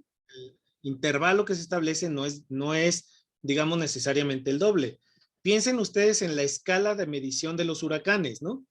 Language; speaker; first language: Spanish; native; Spanish